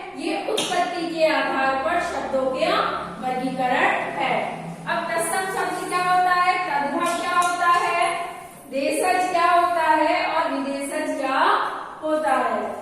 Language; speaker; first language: Hindi; native; Hindi